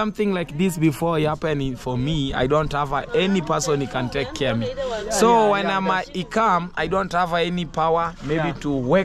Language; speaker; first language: English; non-native, learner; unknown